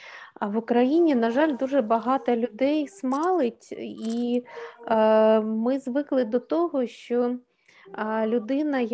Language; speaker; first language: Ukrainian; native; Ukrainian